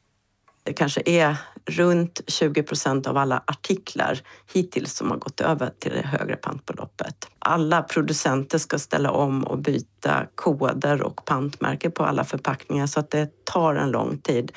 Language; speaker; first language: Swedish; native; Swedish